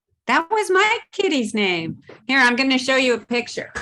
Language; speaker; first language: English; native; English